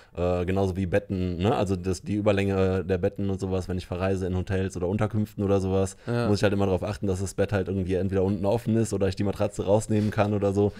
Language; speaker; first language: German; native; German